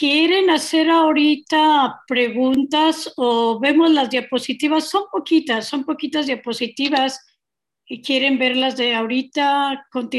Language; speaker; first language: Spanish; native; Spanish